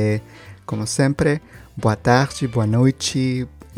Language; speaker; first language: Portuguese; non-native, learner; Spanish